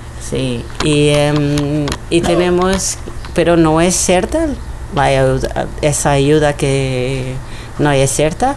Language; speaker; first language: Spanish; non-native, learner; Portuguese